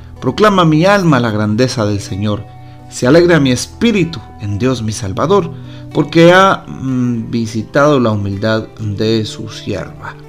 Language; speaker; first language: Spanish; native; Spanish